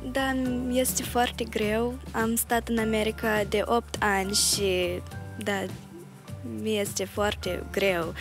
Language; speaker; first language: Romanian; early bilingual, heritage; Romanian